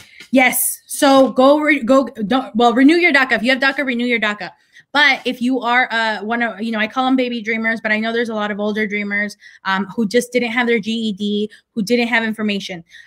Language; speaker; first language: English; early bilingual, other home language; Spanish